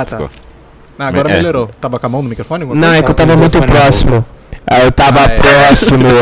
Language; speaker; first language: Portuguese; native; Portuguese